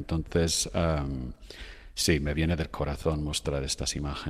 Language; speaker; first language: Spanish; non-native, fluent; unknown